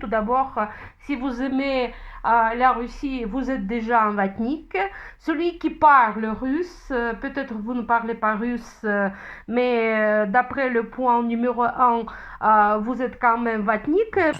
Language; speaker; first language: French; non-native, fluent; Russian